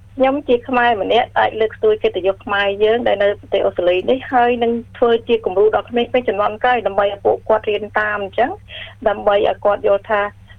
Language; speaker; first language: Khmer; early bilingual, heritage; Khmer